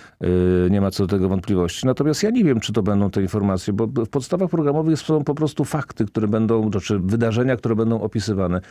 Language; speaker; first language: Polish; native; Polish